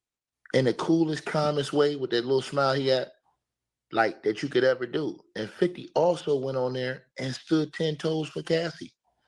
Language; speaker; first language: English; native; English